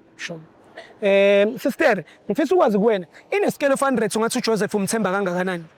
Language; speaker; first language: Zulu; native; Zulu